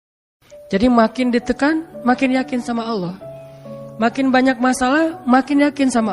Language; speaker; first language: Indonesian; native; Indonesian